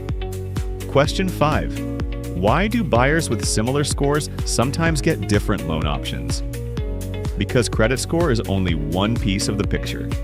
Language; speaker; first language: English; native; English